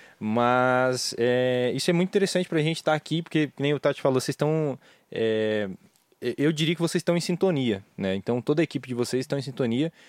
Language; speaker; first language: Portuguese; native; Portuguese